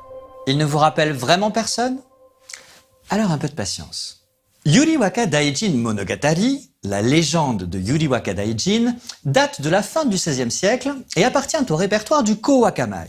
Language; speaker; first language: French; native; French